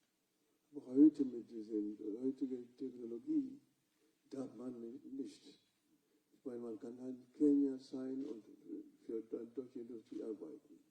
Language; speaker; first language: German; non-native, fluent; Luo (Kenya and Tanzania)